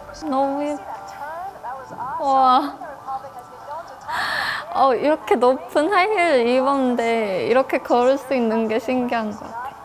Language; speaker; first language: Korean; non-native, fluent; Chinese